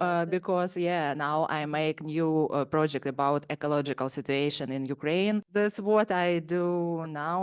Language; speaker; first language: English; non-native, learner; Ukrainian